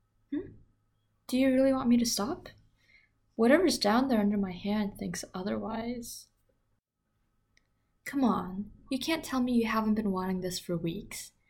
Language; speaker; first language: English; early bilingual, other home language; Korean